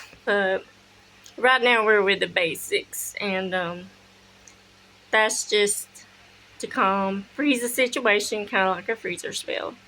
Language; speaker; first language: English; native; English